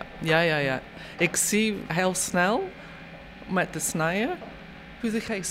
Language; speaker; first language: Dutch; non-native, learner; English